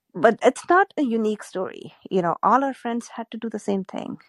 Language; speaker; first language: English; non-native, local second language; Gujarati